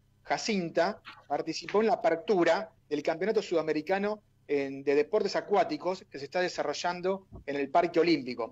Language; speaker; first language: Spanish; native; Spanish